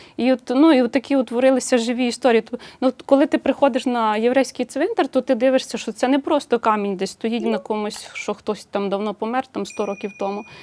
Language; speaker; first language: Ukrainian; native; Ukrainian